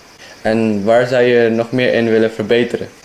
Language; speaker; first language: Dutch; non-native, fluent; Indonesian